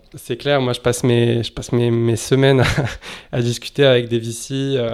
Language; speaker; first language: French; non-native, local second language; Arabic